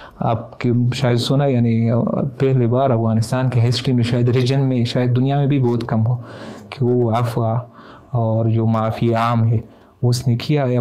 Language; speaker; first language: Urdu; non-native, fluent; Pashto